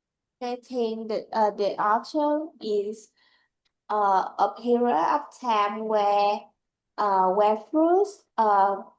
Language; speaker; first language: English; non-native, learner; Vietnamese